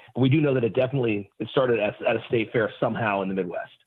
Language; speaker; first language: English; native; English